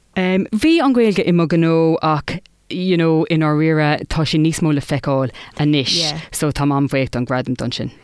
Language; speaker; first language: Irish; non-native, local second language; English